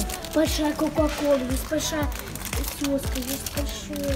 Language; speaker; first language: Russian; early bilingual, heritage; Russian